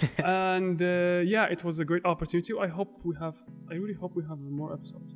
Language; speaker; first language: English; non-native, fluent; Arabic